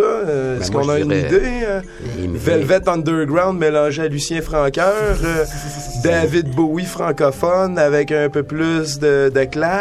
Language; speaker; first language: French; native; French